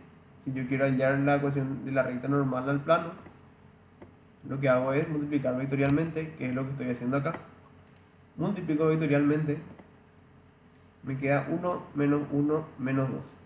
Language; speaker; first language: Spanish; native; Spanish